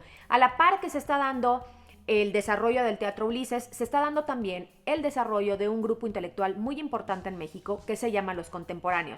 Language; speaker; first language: Spanish; native; Spanish